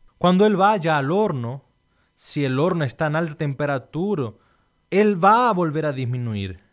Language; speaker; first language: Spanish; non-native, fluent; Portuguese